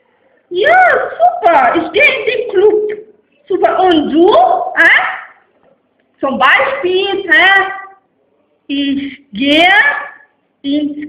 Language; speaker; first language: German; non-native, fluent; Arabic